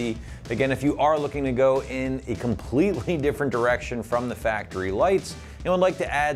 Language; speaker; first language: English; native; English